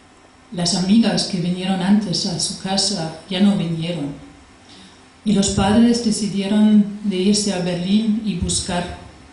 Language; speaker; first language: Spanish; non-native, fluent; German